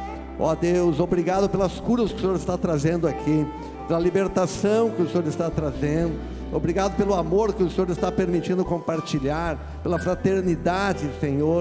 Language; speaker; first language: Portuguese; native; Portuguese